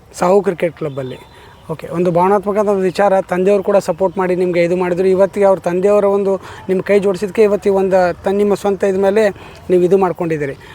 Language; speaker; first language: Kannada; native; Kannada